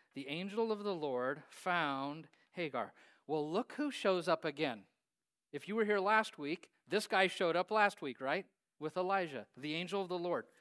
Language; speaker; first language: English; native; English